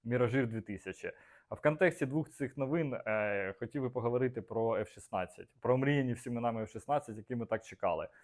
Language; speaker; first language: Ukrainian; non-native, local second language; Russian